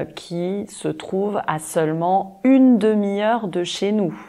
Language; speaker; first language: French; native; French